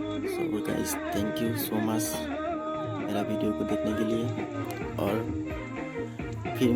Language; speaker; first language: Hindi; non-native, local second language; Assamese